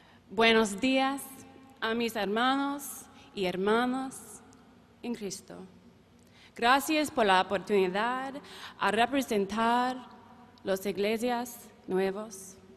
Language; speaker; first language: Spanish; non-native, learner; English